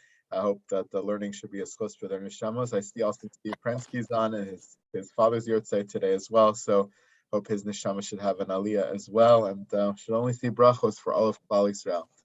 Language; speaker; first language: English; native; English